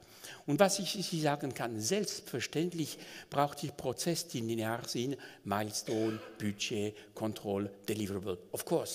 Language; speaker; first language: German; non-native, local second language; French